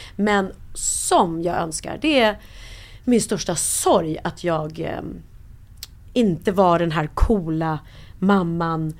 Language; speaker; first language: Swedish; native; Swedish